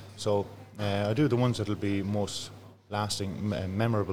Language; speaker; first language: English; native; English